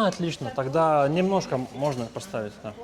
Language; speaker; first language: Russian; non-native, fluent; Lithuanian